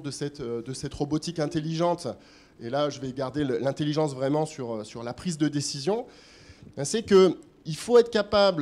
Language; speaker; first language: French; native; French